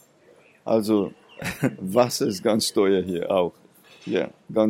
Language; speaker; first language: German; non-native, fluent; Seselwa Creole French